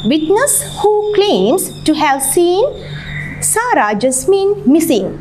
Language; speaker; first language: English; non-native, local second language; Sinhala